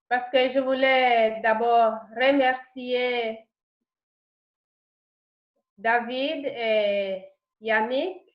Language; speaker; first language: French; non-native, learner; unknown